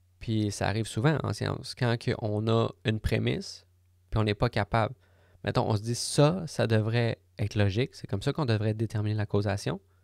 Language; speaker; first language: French; native; French